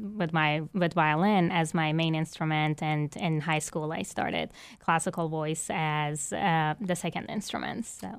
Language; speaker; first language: English; non-native, fluent; Persian